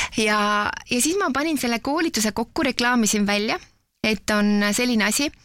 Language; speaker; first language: Estonian; native; Estonian